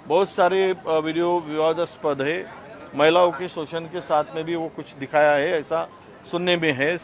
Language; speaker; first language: Hindi; non-native, local second language; Marathi